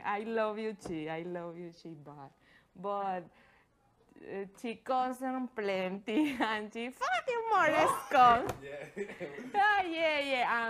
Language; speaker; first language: English; non-native, learner; Spanish